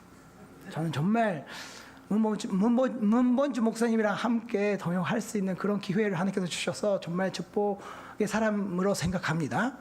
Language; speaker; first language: Korean; non-native, fluent; Japanese